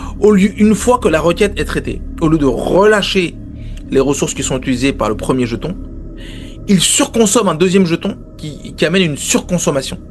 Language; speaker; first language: French; native; French